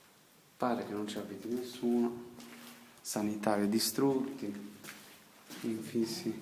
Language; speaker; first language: Italian; native; Italian